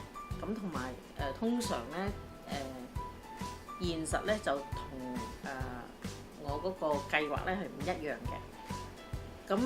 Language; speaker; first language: Cantonese; native; Cantonese